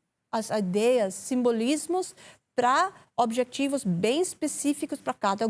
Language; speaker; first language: Portuguese; non-native, learner; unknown